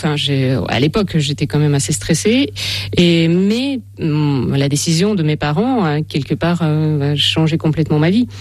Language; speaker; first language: French; non-native, fluent; Russian